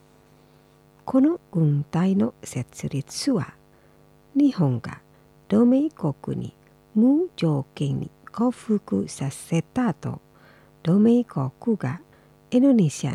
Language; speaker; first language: Japanese; non-native, fluent; Indonesian